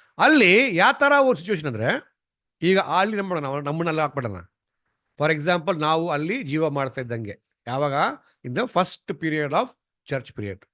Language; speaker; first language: Kannada; non-native, local second language; Tamil